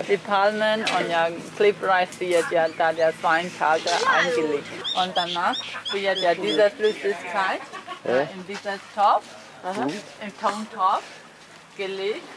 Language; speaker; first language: German; non-native, learner; Burmese